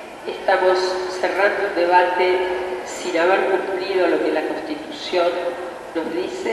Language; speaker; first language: Spanish; native; Spanish